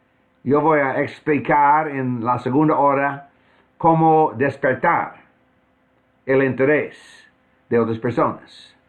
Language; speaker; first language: Spanish; non-native, fluent; English